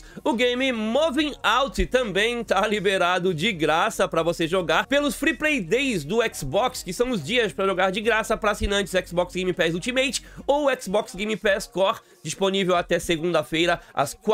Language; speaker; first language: Portuguese; native; Portuguese